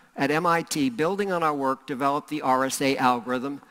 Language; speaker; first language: English; native; English